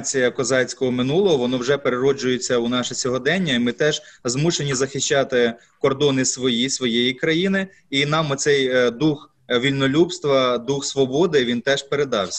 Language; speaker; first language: Ukrainian; native; Ukrainian